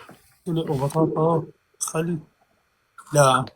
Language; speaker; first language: Arabic; native; Arabic